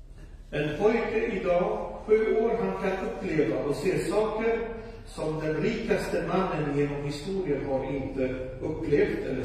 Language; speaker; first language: Swedish; non-native, fluent; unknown